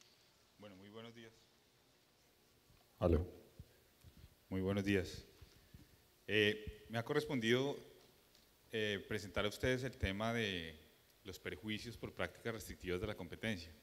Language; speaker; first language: Spanish; native; Spanish